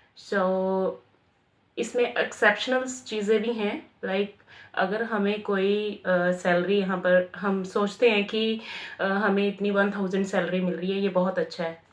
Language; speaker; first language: Hindi; native; Hindi